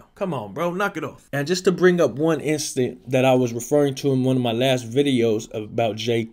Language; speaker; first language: English; native; English